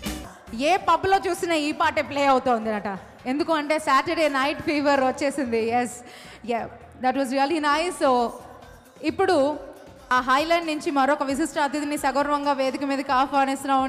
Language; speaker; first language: Telugu; native; Telugu